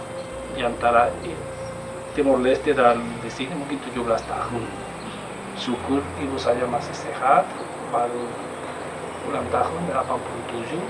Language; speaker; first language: Indonesian; non-native, fluent; Spanish